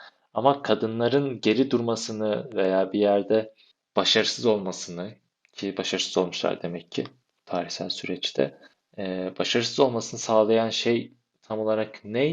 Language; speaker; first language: Turkish; native; Turkish